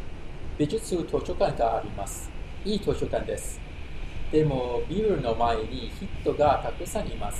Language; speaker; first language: Japanese; non-native, learner; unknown